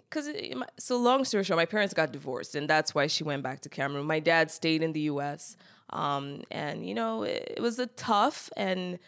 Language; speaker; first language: English; native; English